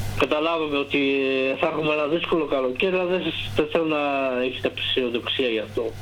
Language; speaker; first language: Greek; native; Greek